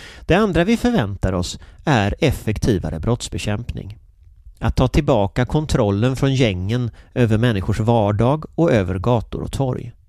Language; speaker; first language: Swedish; native; Swedish